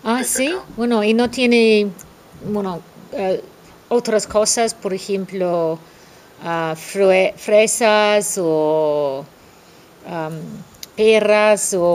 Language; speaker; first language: Spanish; non-native, fluent; English